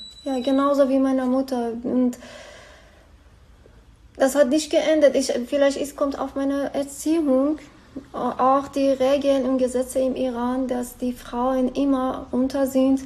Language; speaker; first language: German; non-native, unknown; Persian